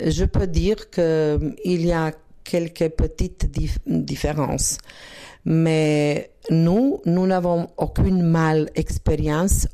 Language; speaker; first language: French; non-native, learner; Croatian